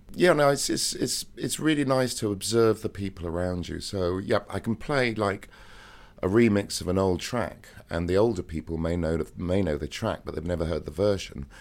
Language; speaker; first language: English; native; English